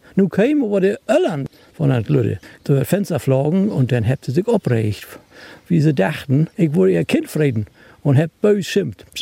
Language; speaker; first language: German; native; German